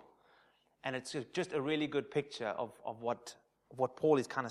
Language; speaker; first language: English; native; English